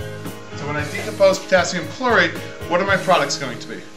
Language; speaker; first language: English; native; English